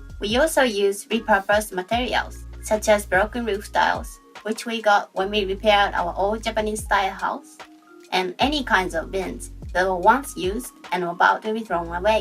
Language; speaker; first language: English; non-native, fluent; Japanese